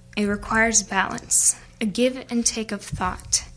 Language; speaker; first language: English; native; English